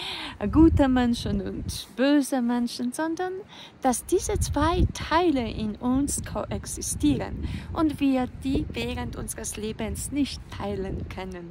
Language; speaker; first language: German; non-native, fluent; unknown